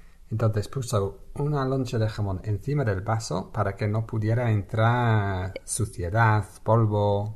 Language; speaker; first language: Spanish; non-native, fluent; English